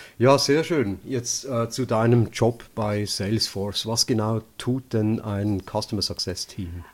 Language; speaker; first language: German; native; German